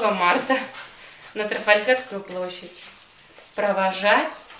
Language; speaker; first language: Russian; native; Russian